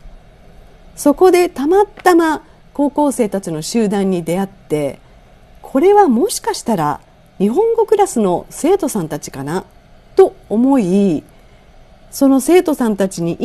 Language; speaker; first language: Japanese; native; Japanese